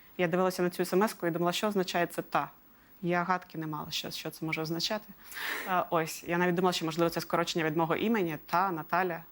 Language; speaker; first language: Ukrainian; non-native, local second language; Russian